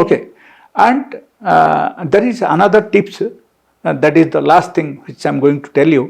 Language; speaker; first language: English; non-native, local second language; Telugu